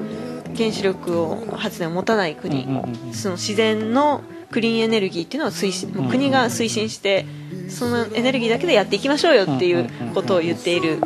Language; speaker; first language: Japanese; native; Japanese